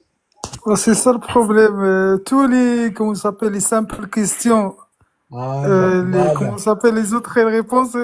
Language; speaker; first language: French; non-native, fluent; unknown